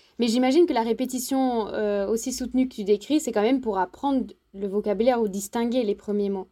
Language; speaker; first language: French; native; French